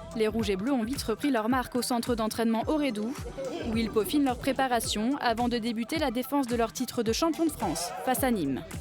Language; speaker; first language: French; native; French